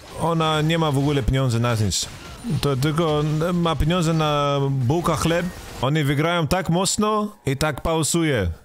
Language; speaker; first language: Polish; non-native, learner; Swedish